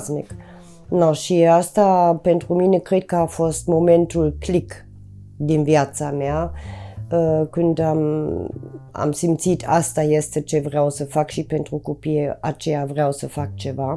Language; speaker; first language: Romanian; non-native, fluent; German